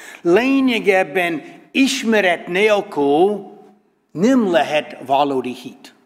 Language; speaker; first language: Hungarian; non-native, learner; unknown